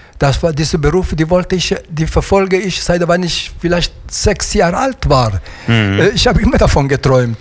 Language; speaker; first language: German; non-native, fluent; Italian